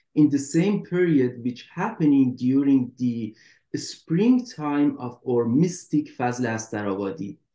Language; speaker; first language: English; non-native, fluent; Persian